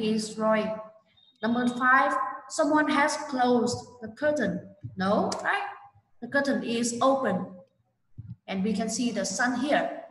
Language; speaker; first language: English; non-native, fluent; Vietnamese